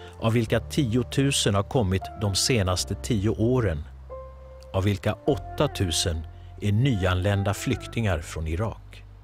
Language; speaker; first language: Swedish; early bilingual, other home language; Polish